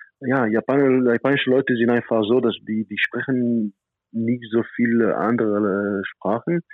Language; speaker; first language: German; non-native, fluent; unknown